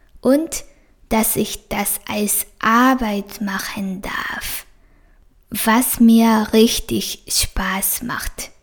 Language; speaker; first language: German; non-native, fluent; Japanese